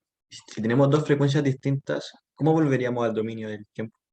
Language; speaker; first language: Spanish; native; Spanish